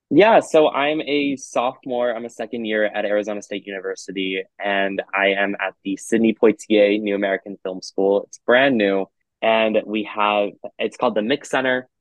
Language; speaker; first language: English; native; English